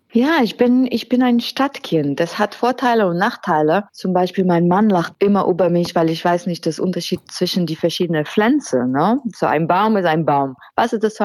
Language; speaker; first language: German; non-native, fluent; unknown